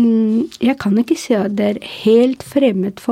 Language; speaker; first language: Norwegian; non-native, fluent; Russian